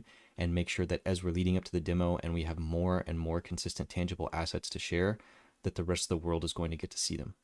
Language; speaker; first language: English; native; English